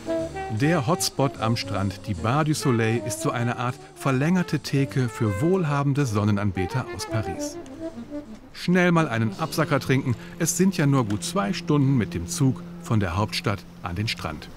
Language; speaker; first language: German; native; German